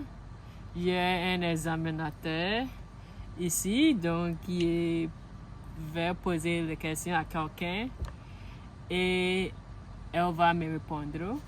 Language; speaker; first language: French; non-native, learner; Akan